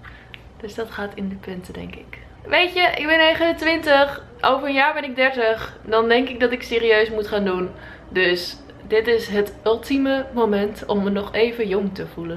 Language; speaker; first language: Dutch; native; Dutch